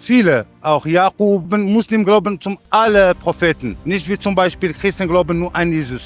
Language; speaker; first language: German; non-native, learner; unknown